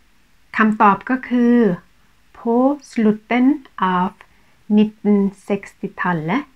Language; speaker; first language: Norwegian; non-native, fluent; Thai